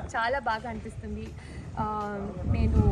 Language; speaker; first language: Telugu; non-native, learner; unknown